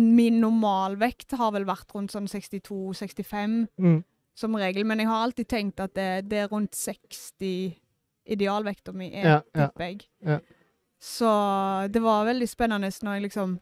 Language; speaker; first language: Norwegian; native; Norwegian